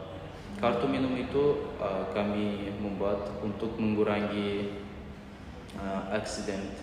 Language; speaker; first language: Indonesian; non-native, learner; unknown